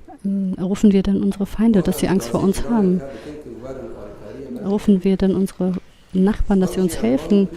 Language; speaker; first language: German; non-native, fluent; Kurdish